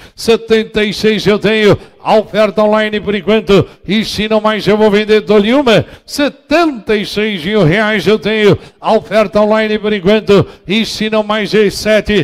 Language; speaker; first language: Portuguese; native; Portuguese